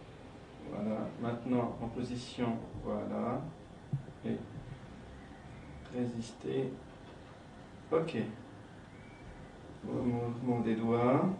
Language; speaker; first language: French; native; French